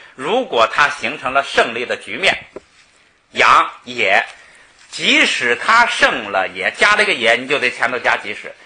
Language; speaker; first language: Chinese; native; Chinese